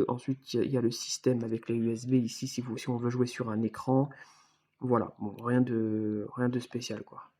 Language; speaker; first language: French; native; French